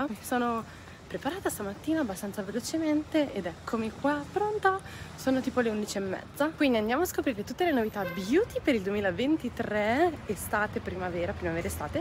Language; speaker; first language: Italian; native; Italian